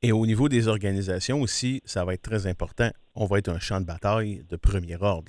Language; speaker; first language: French; native; French